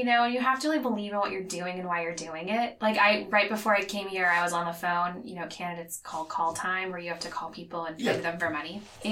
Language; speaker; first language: English; native; English